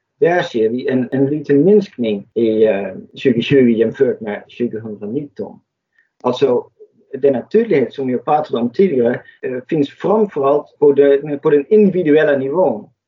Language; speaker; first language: Swedish; non-native, fluent; Dutch